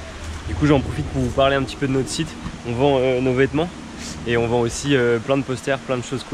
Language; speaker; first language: French; native; French